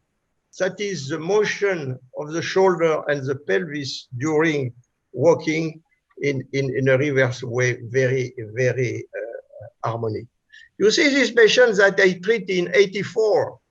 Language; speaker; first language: English; non-native, fluent; French